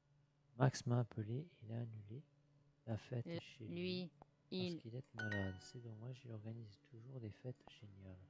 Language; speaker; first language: French; non-native, learner; English